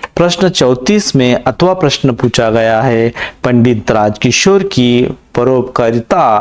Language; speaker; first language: Hindi; non-native, local second language; Kannada